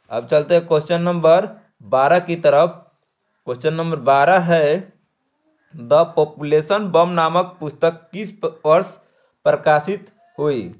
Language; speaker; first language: Hindi; native; Hindi